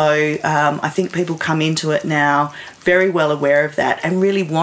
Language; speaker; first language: English; native; English